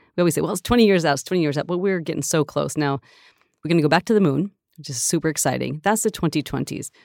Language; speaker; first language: English; native; English